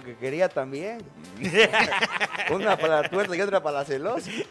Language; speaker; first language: Spanish; native; Spanish